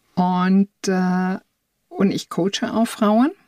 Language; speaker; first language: German; non-native, fluent; Italian